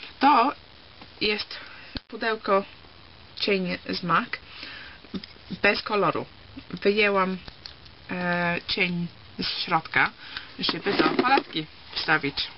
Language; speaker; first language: Polish; early bilingual, heritage; Polish